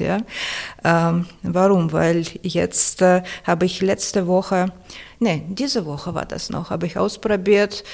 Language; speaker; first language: German; non-native, fluent; Russian